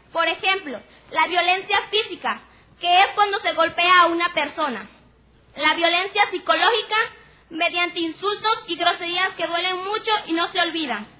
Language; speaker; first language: Spanish; non-native, local second language; Nahuatl languages